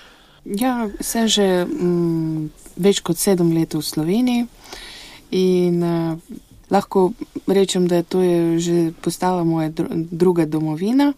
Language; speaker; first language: Slovenian; non-native, fluent; Russian